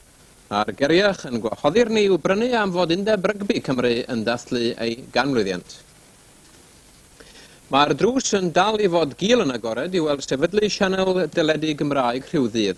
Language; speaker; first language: Welsh; native; Welsh